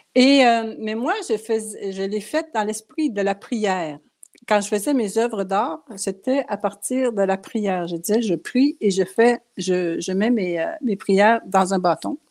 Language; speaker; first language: French; non-native, local second language; Cree